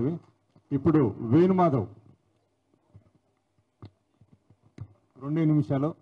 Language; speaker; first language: Telugu; native; Telugu